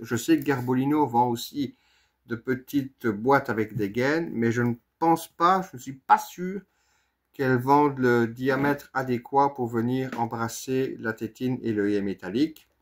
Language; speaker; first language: French; native; French